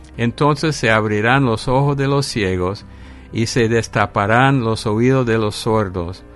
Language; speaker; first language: Spanish; non-native, fluent; English